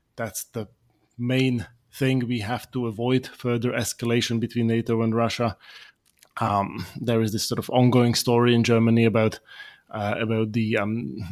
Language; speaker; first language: English; non-native, fluent; Slovak